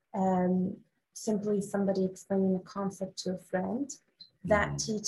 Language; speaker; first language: English; non-native, fluent; Arabic